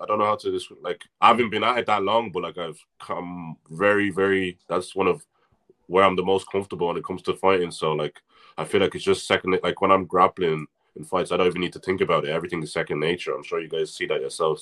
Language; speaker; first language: English; native; English